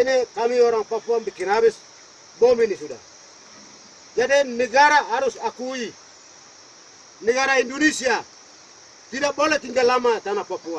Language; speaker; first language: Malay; non-native, local second language; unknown